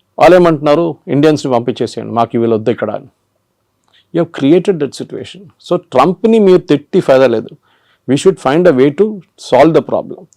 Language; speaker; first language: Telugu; non-native, local second language; Malayalam